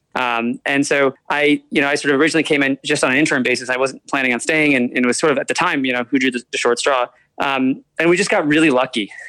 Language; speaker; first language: English; native; English